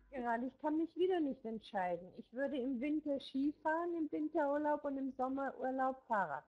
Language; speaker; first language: German; native; German